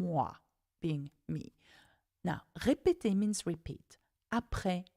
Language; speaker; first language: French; non-native, fluent; English